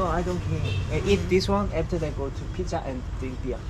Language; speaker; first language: English; non-native, learner; Korean